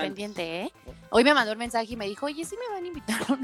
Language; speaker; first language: Spanish; native; Spanish